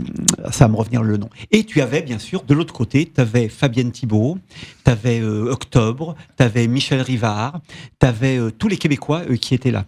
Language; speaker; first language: French; native; French